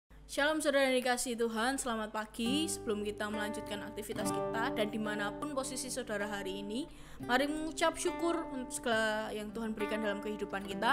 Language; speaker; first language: Indonesian; native; Indonesian